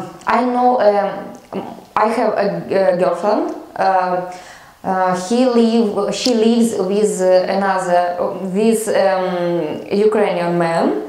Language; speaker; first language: English; non-native, learner; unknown